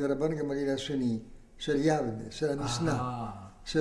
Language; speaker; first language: Hebrew; non-native, fluent; Italian